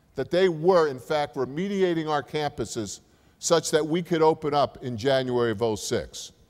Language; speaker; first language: English; native; English